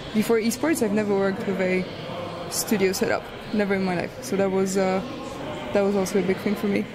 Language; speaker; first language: English; non-native, fluent; Polish